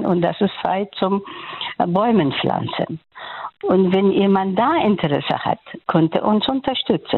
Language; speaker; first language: German; non-native, fluent; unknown